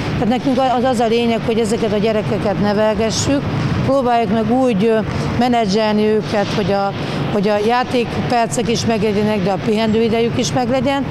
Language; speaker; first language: Hungarian; native; Hungarian